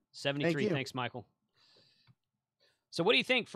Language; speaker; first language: English; native; English